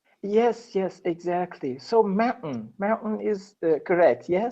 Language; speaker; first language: English; non-native, learner; Persian